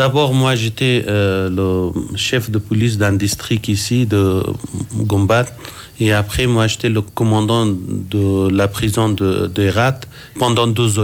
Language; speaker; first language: French; non-native, fluent; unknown